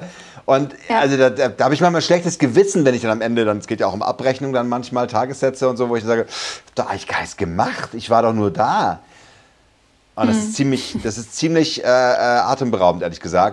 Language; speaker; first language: German; native; German